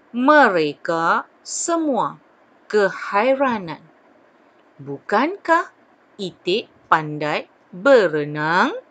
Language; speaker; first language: Malay; non-native, local second language; Chinese